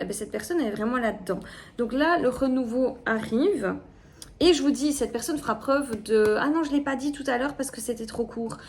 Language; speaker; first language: French; native; French